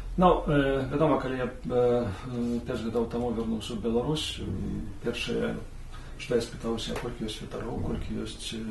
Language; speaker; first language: Belarusian; non-native, local second language; Polish